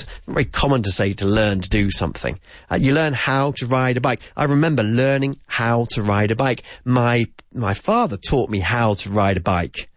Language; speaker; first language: English; native; English